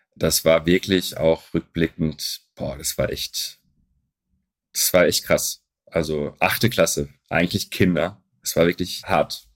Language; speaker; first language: German; early bilingual, other home language; Arabic